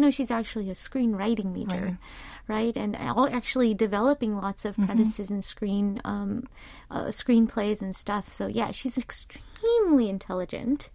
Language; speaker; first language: English; early bilingual, other home language; Korean